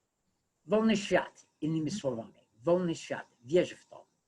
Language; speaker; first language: Polish; non-native, fluent; English